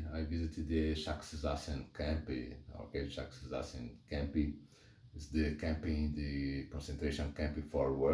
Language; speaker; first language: English; non-native, learner; Portuguese